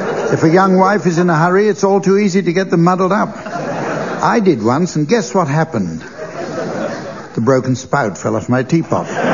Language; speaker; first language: English; native; English